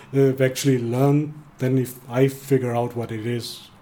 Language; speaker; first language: English; non-native, fluent; Danish